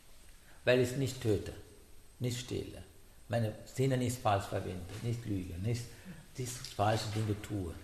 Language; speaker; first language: German; non-native, learner; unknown